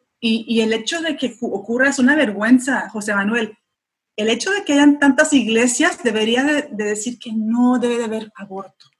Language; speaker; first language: Spanish; early bilingual, heritage; Spanish